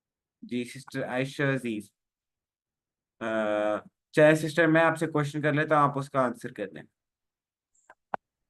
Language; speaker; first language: Urdu; native; Urdu